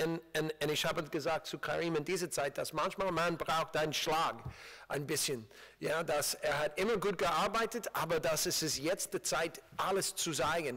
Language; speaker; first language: German; non-native, learner; English